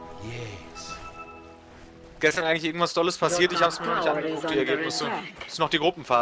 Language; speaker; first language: German; native; German